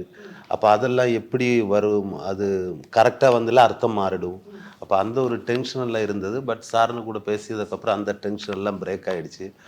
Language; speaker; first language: Tamil; non-native, learner; Malayalam